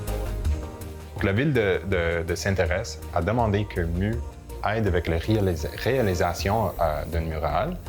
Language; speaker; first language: French; non-native, local second language; English